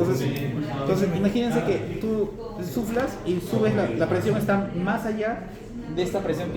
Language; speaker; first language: Spanish; native; Spanish